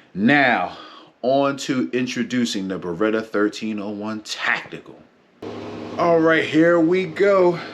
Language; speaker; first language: English; native; English